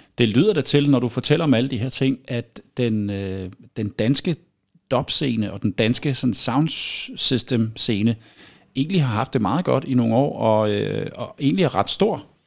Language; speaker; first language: Danish; native; Danish